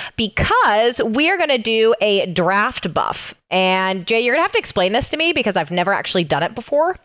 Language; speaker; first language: English; native; English